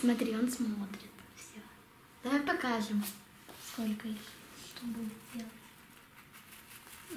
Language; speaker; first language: Russian; non-native, local second language; Lithuanian